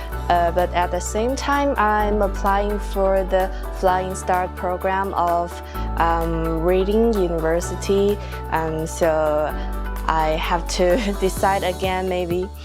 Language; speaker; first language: English; non-native, fluent; Chinese